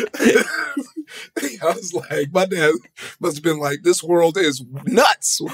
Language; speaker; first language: English; early bilingual, other home language; Yoruba